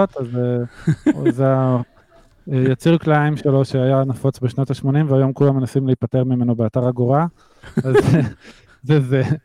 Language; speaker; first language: Hebrew; native; Hebrew